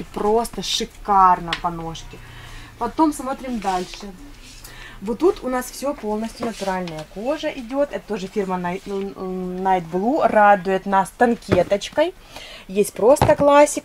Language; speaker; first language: Russian; native; Russian